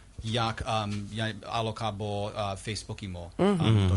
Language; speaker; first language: Persian; non-native, learner; English